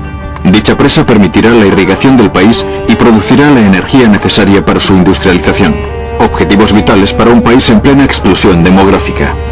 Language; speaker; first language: Spanish; native; Spanish